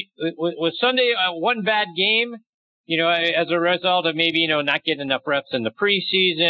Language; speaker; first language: English; native; English